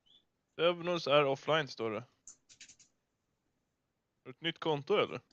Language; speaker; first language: Swedish; native; Swedish